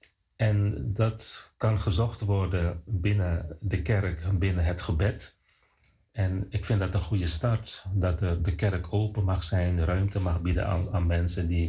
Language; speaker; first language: Dutch; non-native, fluent; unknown